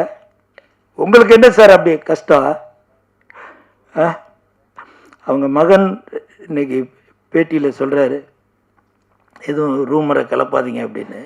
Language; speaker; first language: Tamil; native; Tamil